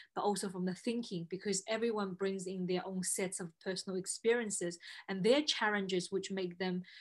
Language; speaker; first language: English; non-native, fluent; Chinese